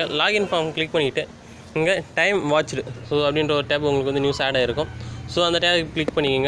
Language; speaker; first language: Tamil; native; Tamil